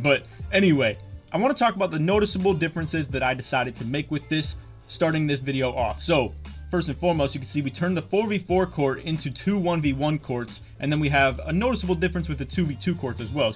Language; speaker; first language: English; native; English